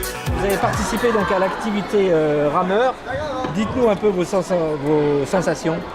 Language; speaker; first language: French; native; French